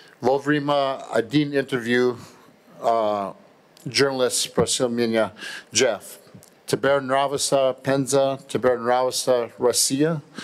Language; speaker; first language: Russian; non-native, learner; English